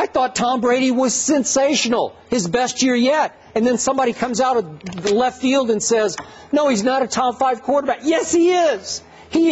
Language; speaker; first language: English; native; English